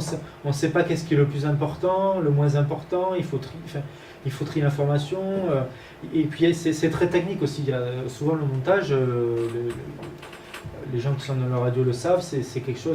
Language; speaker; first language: French; native; French